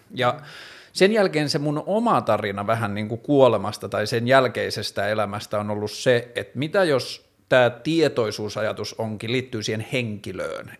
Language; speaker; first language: Finnish; native; Finnish